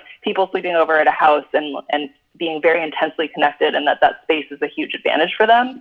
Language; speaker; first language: English; native; English